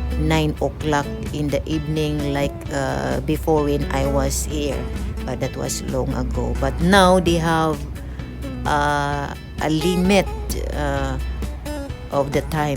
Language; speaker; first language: English; non-native, local second language; Cebuano